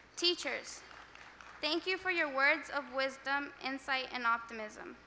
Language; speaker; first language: English; early bilingual, other home language; Spanish